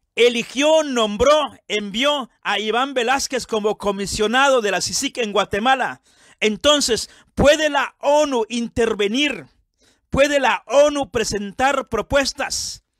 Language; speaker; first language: Spanish; native; Spanish